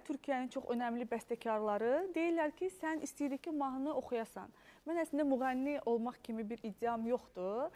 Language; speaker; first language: Azerbaijani; native; Azerbaijani